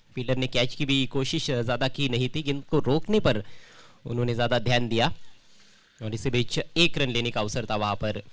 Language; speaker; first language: Hindi; non-native, local second language; Marathi